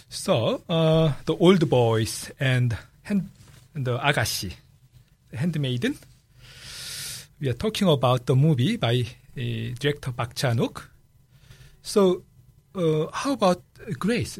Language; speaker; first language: English; non-native, fluent; Korean